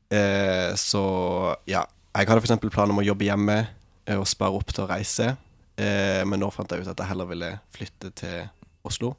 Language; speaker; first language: Norwegian; native; Norwegian